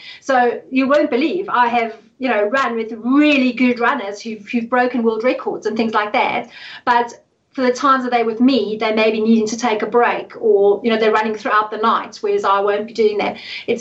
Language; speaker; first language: English; native; English